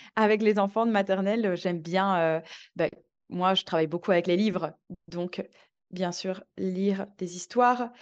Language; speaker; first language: French; native; French